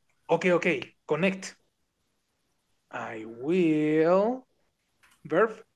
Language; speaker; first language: English; non-native, fluent; Spanish